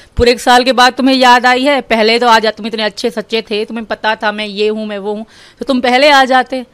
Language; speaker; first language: Urdu; non-native, local second language; Sindhi